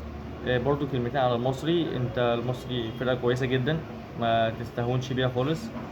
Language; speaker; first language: Arabic; native; Arabic